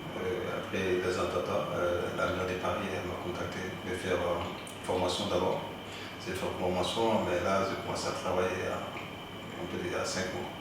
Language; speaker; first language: French; non-native, local second language; Soninke